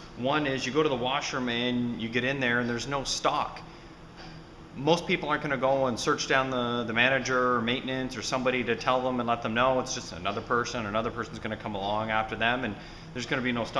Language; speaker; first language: English; native; English